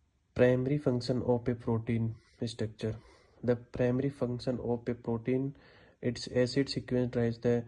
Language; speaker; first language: English; non-native, learner; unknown